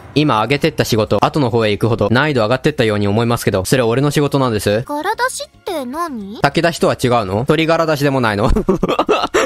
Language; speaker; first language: Japanese; native; Japanese